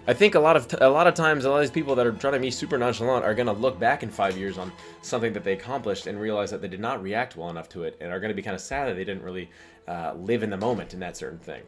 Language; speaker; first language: English; native; English